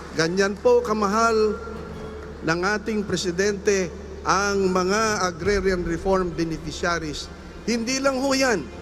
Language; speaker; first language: Filipino; non-native, local second language; Iloko